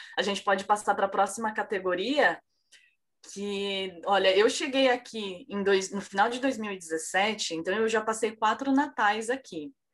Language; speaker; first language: Portuguese; native; Portuguese